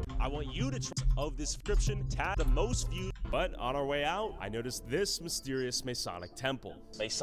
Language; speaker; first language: English; native; English